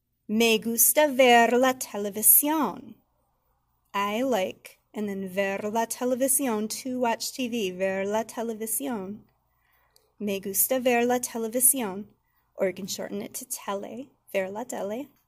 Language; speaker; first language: Spanish; non-native, fluent; English